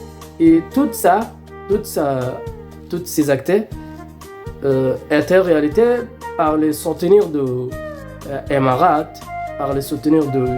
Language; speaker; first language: French; non-native, learner; Arabic